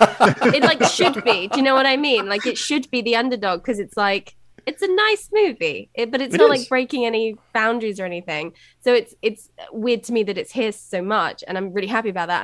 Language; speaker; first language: English; native; English